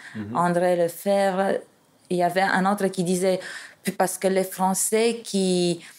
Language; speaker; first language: French; non-native, fluent; Romanian